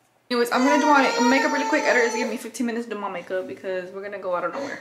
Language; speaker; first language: English; early bilingual, other home language; Spanish